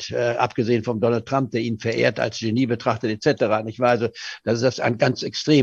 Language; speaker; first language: German; native; German